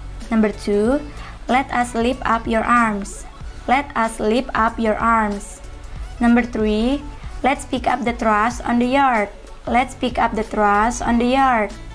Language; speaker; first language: English; non-native, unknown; Indonesian